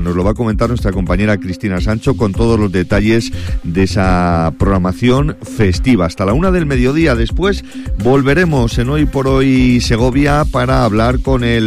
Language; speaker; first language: Spanish; native; Spanish